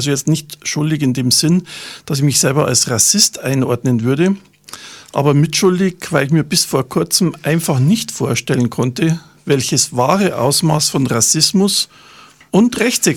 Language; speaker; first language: German; native; German